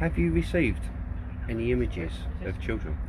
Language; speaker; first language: English; native; English